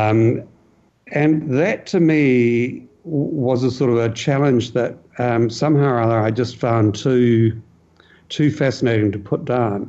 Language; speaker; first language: English; native; English